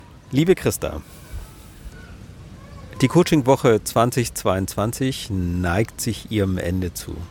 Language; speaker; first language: German; native; German